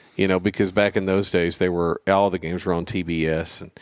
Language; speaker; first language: English; native; English